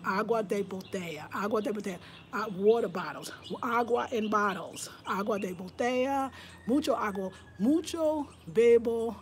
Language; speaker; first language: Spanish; non-native, learner; English